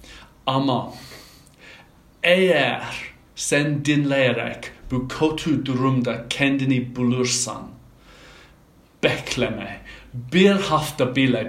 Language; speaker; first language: Turkish; non-native, fluent; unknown